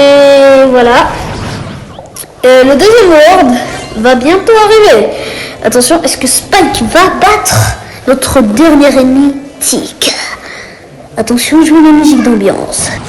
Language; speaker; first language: French; native; French